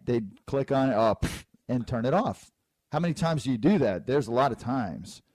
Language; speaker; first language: English; native; English